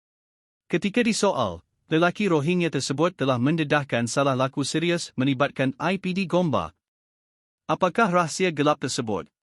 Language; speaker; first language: Malay; native; Malay